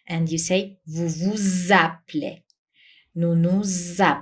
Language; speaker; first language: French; non-native, fluent; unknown